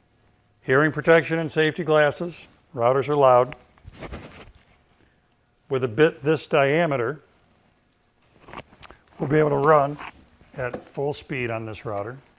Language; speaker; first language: English; native; English